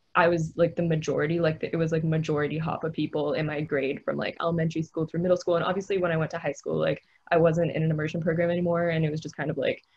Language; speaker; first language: English; native; English